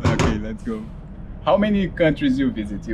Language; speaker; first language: English; non-native, learner; Portuguese